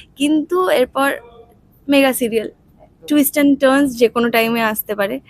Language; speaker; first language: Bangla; non-native, learner; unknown